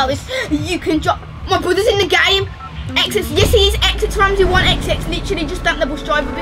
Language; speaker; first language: English; native; English